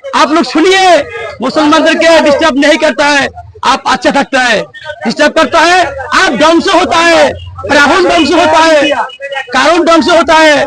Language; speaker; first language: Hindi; non-native, learner; Bangla